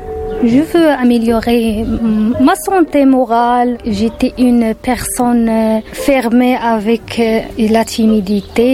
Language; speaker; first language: French; non-native, learner; Berber languages